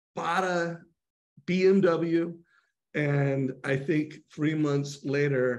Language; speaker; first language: English; native; English